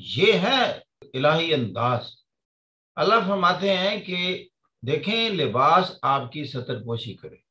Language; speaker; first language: Urdu; non-native, local second language; Punjabi